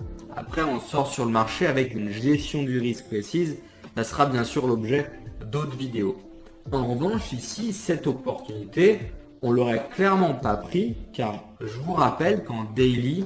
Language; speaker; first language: French; native; French